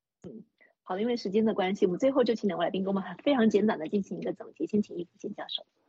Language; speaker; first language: Chinese; native; Chinese